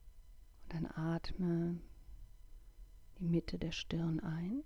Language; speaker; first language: German; native; German